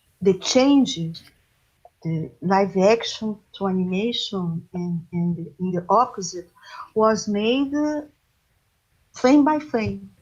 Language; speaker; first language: English; non-native, learner; Portuguese